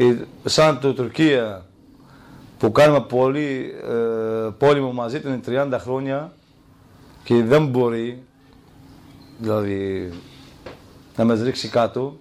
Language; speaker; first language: Greek; non-native, learner; Kurdish